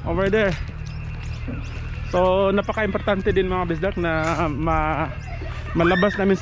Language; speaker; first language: Filipino; non-native, local second language; Cebuano